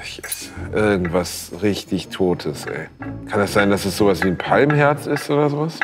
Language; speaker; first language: German; native; German